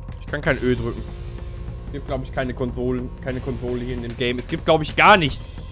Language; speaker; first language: German; native; German